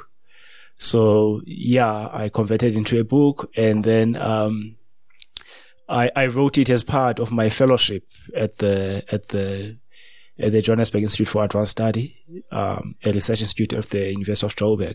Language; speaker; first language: English; non-native, local second language; Xhosa